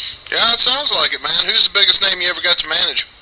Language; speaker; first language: English; native; English